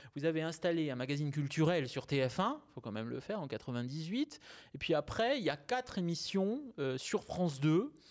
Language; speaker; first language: French; native; French